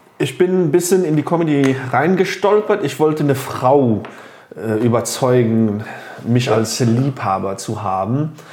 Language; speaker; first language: German; non-native, local second language; English